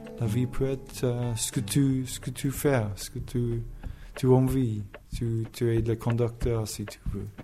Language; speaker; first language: French; non-native, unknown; English